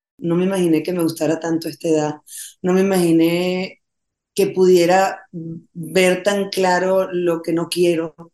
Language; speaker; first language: Spanish; native; Spanish